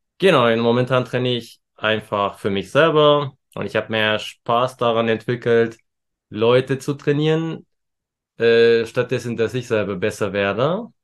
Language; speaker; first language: German; early bilingual, other home language; Turkish